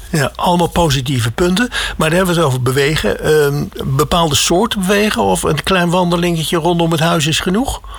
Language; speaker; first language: Dutch; native; Dutch